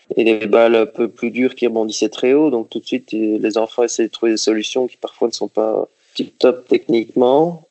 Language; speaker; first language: French; native; French